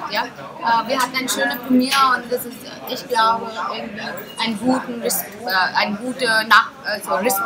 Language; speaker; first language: German; non-native, fluent; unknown